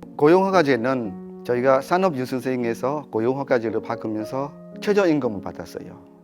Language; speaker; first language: Korean; non-native, fluent; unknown